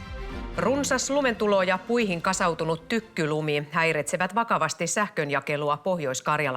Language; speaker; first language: Finnish; native; Finnish